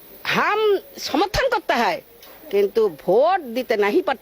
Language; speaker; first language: Hindi; non-native, local second language; Bangla